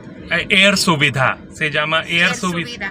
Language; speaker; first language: Spanish; non-native, learner; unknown